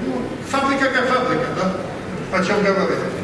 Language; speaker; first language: Russian; non-native, learner; Polish